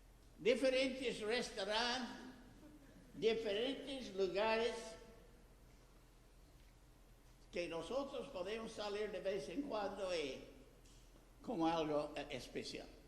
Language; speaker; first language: Spanish; non-native, fluent; English